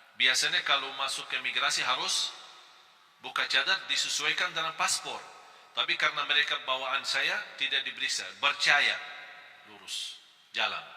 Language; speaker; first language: Malay; non-native, fluent; Arabic